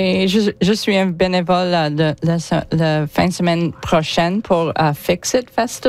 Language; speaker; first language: French; non-native, learner; English